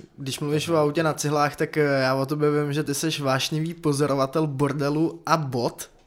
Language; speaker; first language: Czech; native; Czech